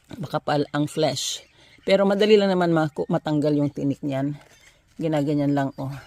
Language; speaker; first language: Filipino; non-native, local second language; Cebuano